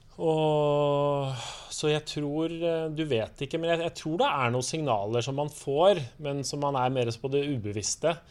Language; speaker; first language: Norwegian; native; Norwegian